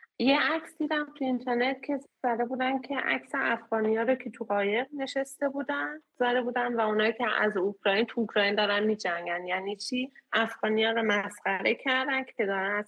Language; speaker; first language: Persian; early bilingual, heritage; Persian